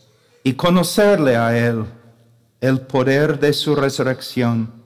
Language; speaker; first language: Spanish; non-native, fluent; English